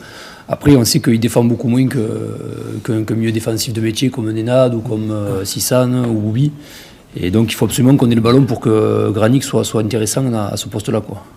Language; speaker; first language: French; native; French